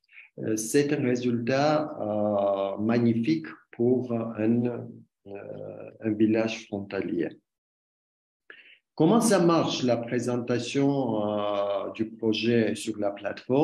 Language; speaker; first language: French; non-native, learner; Armenian